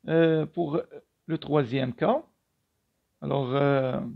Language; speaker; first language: French; non-native, local second language; Arabic